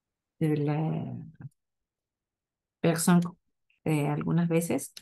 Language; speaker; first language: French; non-native, learner; Spanish